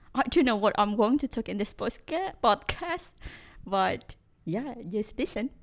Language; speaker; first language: English; non-native, learner; Javanese